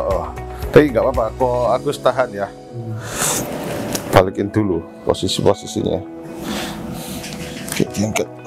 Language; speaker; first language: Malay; non-native, local second language; Javanese